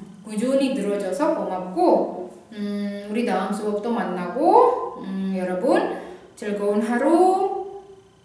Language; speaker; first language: Korean; non-native, fluent; Indonesian